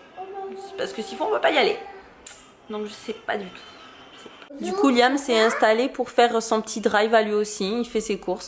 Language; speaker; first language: French; native; French